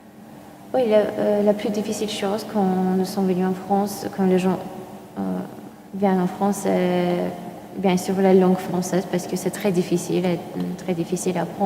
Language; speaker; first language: French; non-native, fluent; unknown